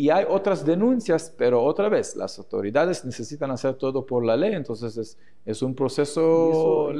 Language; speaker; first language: Spanish; non-native, fluent; Hebrew